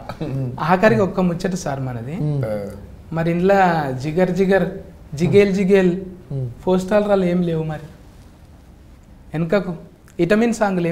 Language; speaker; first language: Telugu; native; Telugu